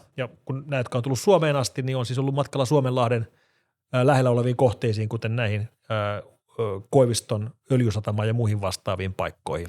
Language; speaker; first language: Finnish; native; Finnish